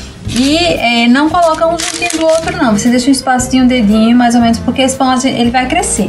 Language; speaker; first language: Portuguese; native; Portuguese